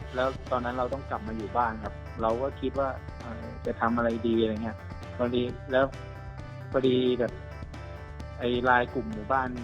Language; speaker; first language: Thai; native; Thai